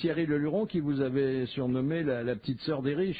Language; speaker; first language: French; native; French